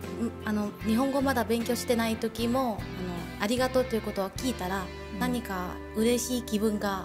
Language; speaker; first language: Japanese; non-native, learner; Chinese